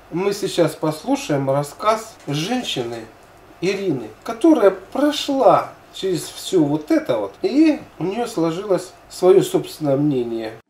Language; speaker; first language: Russian; native; Russian